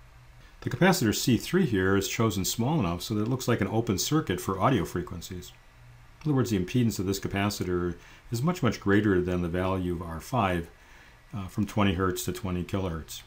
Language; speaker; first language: English; native; English